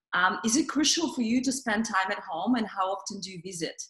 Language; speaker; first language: English; non-native, fluent; Russian